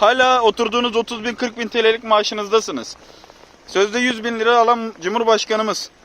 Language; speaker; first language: Turkish; native; Turkish